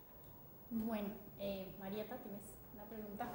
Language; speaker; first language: Spanish; native; Spanish